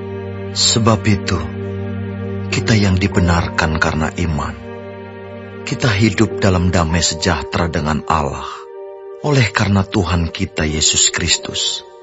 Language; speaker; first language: Indonesian; native; Indonesian